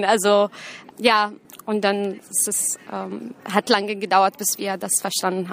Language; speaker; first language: German; non-native, learner; Arabic